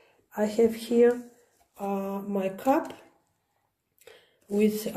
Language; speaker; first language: English; non-native, learner; Slovenian